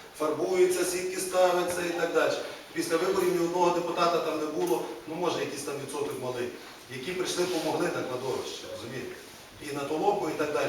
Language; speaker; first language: Ukrainian; native; Ukrainian